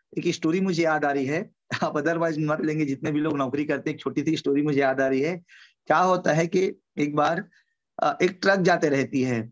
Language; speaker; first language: Hindi; native; Hindi